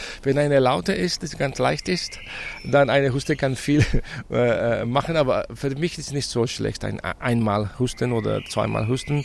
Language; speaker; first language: German; non-native, fluent; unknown